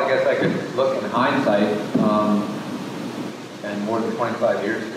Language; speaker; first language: English; native; English